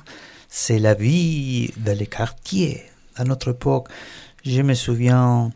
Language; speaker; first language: French; non-native, learner; Spanish